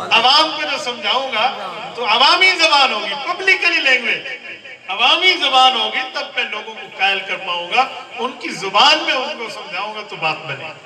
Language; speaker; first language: Urdu; non-native, local second language; Punjabi